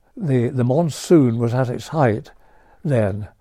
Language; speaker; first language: English; native; English